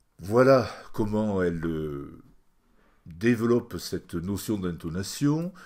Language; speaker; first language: French; native; French